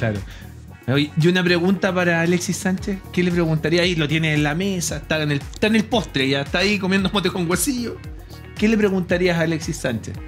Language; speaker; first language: Spanish; native; Spanish